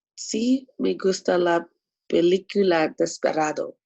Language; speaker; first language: Spanish; non-native, learner; English